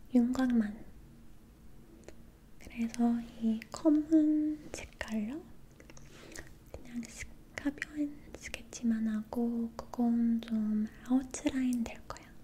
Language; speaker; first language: Korean; non-native, learner; English